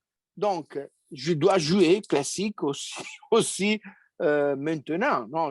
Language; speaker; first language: French; non-native, fluent; Italian